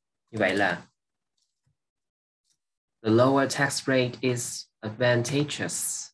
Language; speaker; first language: English; non-native, fluent; Vietnamese